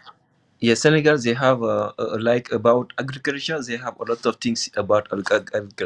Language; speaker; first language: English; non-native, local second language; Wolof